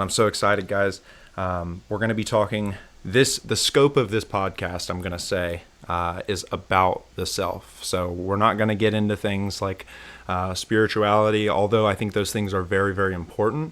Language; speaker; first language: English; native; English